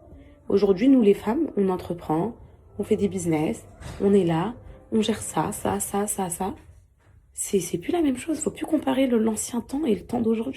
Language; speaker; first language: French; native; French